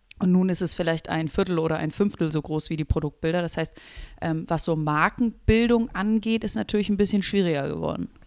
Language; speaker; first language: German; native; German